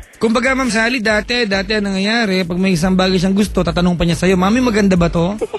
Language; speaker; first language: Filipino; native; Filipino